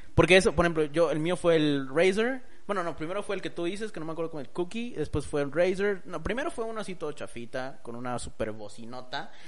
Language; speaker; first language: Spanish; early bilingual, heritage; Spanish